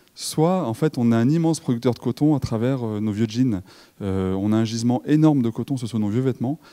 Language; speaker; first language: French; native; French